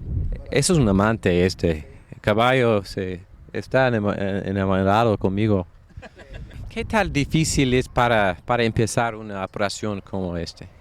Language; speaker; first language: Spanish; non-native, learner; English